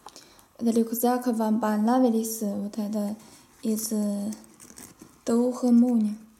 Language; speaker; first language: Russian; non-native, learner; Chinese